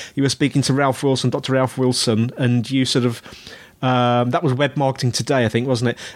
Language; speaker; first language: English; native; English